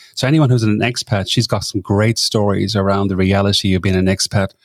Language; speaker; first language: English; native; English